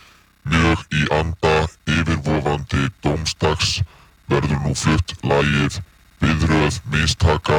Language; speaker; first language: Icelandic; native; Icelandic